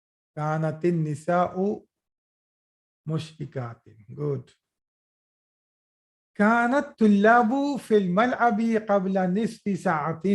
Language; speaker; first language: Arabic; non-native, fluent; Urdu